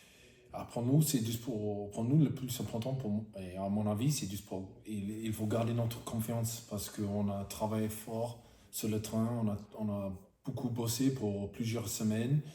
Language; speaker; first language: French; non-native, fluent; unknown